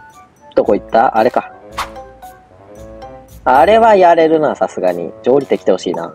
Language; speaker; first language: Japanese; native; Japanese